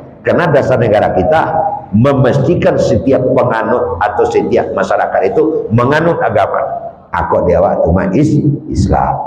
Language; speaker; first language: Malay; non-native, local second language; Minangkabau